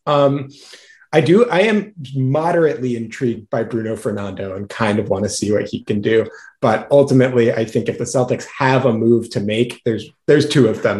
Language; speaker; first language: English; native; English